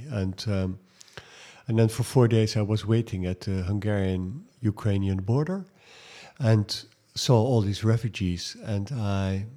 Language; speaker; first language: English; non-native, fluent; Dutch